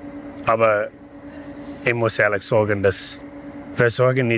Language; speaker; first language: German; non-native, fluent; English